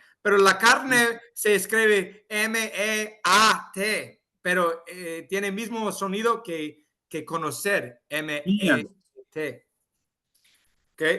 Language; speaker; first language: Spanish; non-native, fluent; English